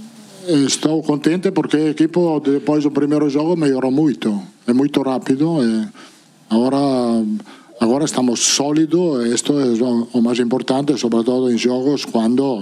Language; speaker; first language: Portuguese; non-native, learner; Italian